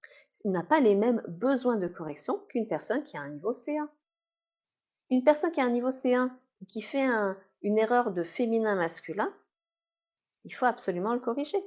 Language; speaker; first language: French; native; French